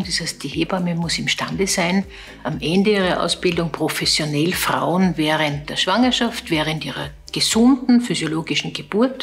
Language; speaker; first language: German; native; German